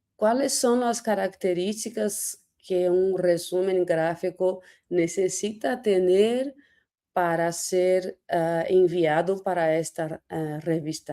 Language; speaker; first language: Spanish; non-native, fluent; Portuguese